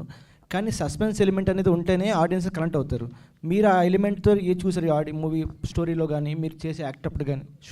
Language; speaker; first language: Telugu; native; Telugu